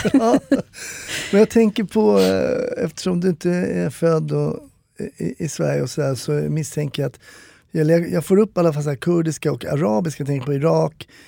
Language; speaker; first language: Swedish; native; Swedish